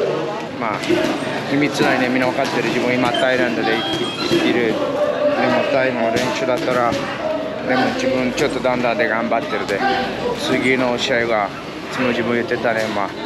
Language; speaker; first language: Japanese; non-native, learner; Portuguese